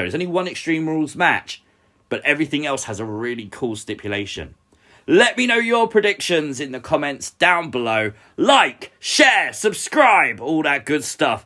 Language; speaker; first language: English; native; English